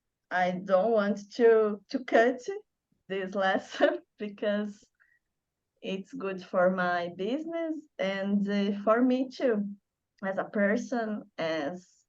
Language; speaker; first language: English; non-native, learner; Portuguese